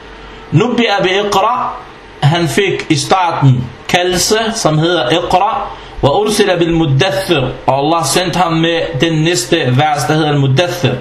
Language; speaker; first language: Danish; non-native, fluent; Arabic